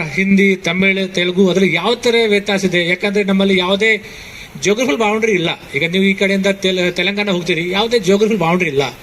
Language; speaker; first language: Kannada; non-native, fluent; Hindi